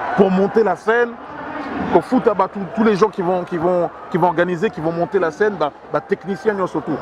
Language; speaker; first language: French; early bilingual, other home language; Lingala